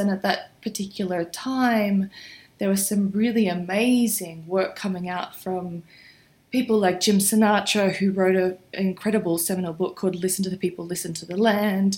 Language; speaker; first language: English; native; English